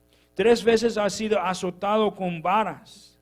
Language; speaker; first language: Spanish; non-native, learner; English